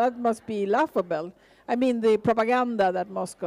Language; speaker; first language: English; non-native, fluent; Swedish